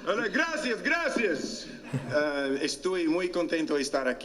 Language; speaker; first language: Spanish; non-native, learner; English